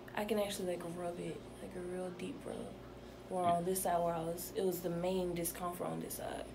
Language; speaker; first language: English; native; English